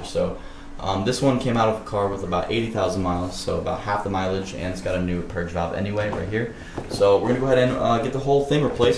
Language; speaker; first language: English; native; English